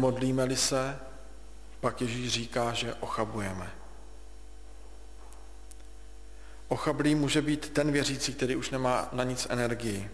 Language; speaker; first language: Czech; native; Czech